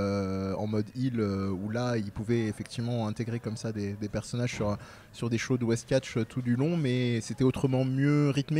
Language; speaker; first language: French; native; French